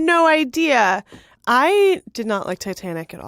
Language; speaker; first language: English; native; English